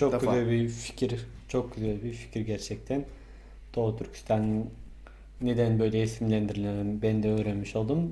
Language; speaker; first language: Turkish; non-native, fluent; Mongolian